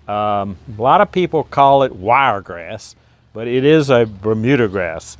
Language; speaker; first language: English; native; English